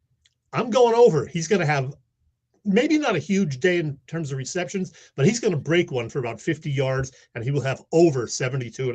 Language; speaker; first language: English; native; English